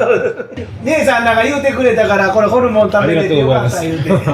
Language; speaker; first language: Japanese; native; Japanese